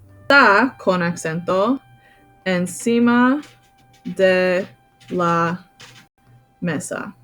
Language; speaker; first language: Spanish; non-native, fluent; English